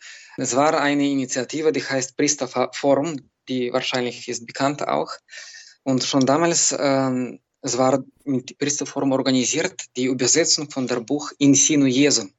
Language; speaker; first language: German; non-native, learner; Belarusian